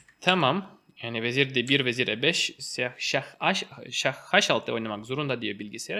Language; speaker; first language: Turkish; non-native, fluent; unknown